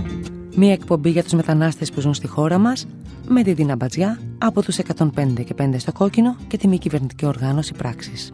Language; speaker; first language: Greek; native; Greek